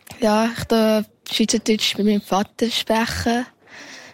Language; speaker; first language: German; early bilingual, heritage; German